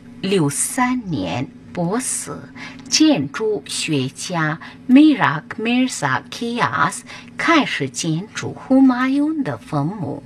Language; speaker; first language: Chinese; non-native, fluent; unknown